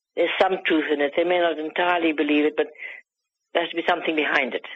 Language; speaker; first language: English; native; English